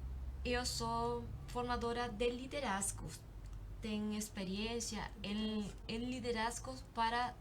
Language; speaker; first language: Portuguese; non-native, learner; Spanish